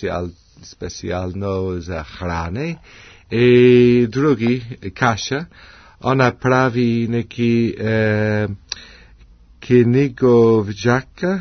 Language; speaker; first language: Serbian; non-native, learner; English